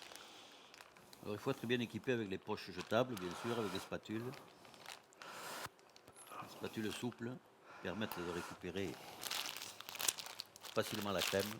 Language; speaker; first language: French; native; French